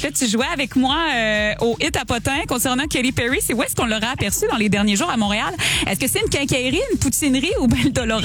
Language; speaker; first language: French; native; French